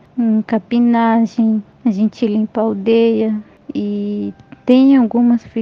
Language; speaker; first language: Portuguese; non-native, local second language; Guarani